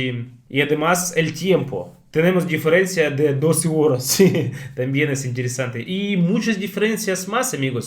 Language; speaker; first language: Spanish; non-native, fluent; Russian